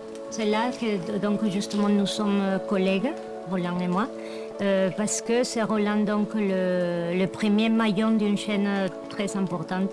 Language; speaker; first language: French; non-native, fluent; Spanish